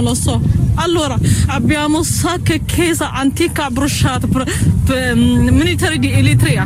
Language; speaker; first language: Italian; non-native, learner; Tigrinya